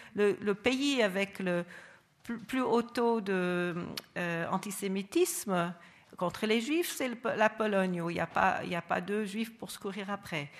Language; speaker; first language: French; non-native, fluent; English